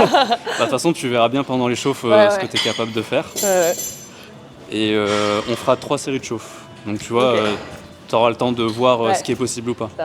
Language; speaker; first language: French; native; French